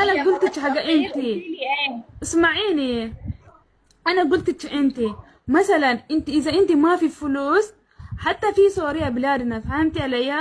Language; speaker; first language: Arabic; non-native, learner; Oromo